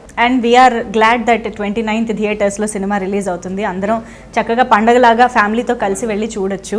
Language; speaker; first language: Telugu; native; Telugu